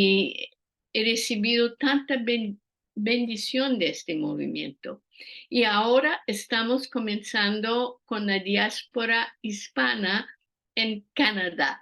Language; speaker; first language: Spanish; non-native, fluent; French